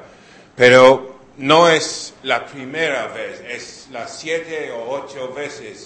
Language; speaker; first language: Spanish; non-native, learner; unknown